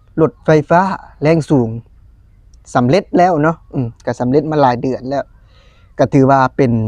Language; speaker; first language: Lao; native; Lao